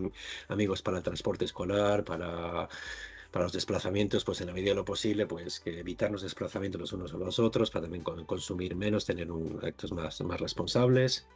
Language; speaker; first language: Spanish; native; Spanish